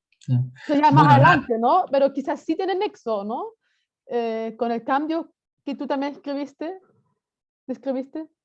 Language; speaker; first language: Spanish; non-native, fluent; German